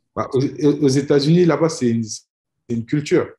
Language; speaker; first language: French; native; French